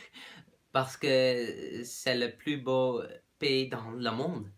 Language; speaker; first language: French; non-native, learner; Dutch